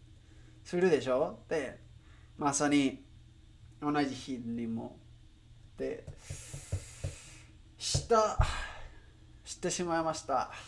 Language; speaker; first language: Japanese; non-native, learner; Spanish